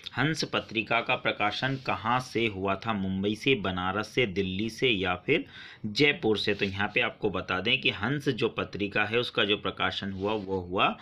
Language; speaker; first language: Hindi; native; Hindi